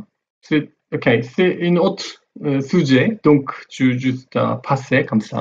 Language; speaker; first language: French; non-native, learner; Korean